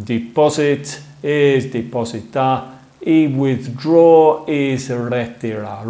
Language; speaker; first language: Spanish; non-native, fluent; English